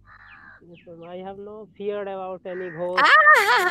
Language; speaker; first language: English; non-native, learner; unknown